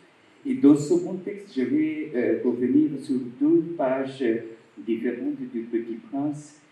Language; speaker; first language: French; non-native, fluent; Bangla